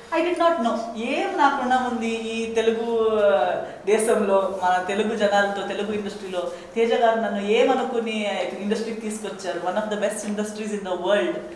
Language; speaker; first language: Telugu; non-native, fluent; Konkani